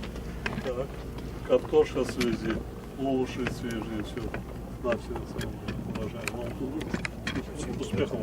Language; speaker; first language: Russian; non-native, local second language; Tajik